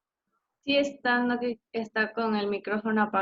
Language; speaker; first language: Spanish; native; Spanish